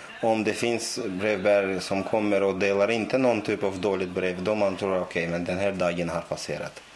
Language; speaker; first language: Swedish; non-native, fluent; Russian